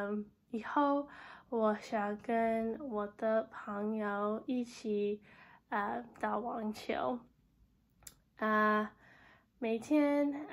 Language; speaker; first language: Chinese; non-native, learner; English